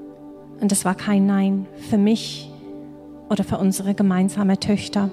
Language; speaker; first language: German; non-native, fluent; English